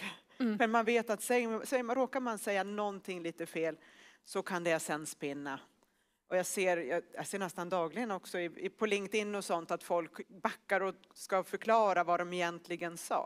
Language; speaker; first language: Swedish; native; Swedish